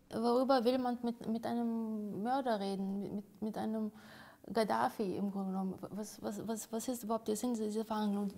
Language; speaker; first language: German; non-native, fluent; Russian